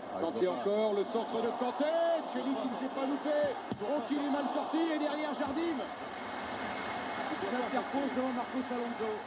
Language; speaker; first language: French; native; French